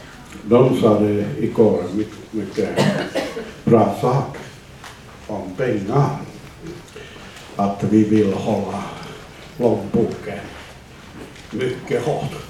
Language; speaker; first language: Swedish; non-native, fluent; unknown